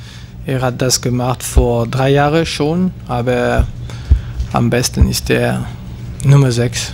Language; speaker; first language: German; non-native, local second language; French